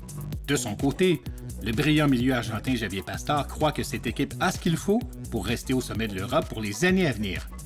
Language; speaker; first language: French; native; French